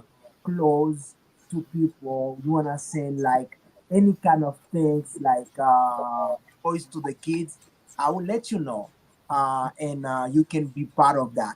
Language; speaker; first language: English; non-native, learner; Haitian Creole